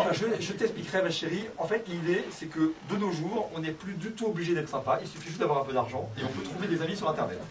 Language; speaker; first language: French; native; French